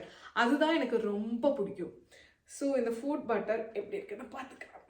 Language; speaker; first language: Tamil; non-native, local second language; Malayalam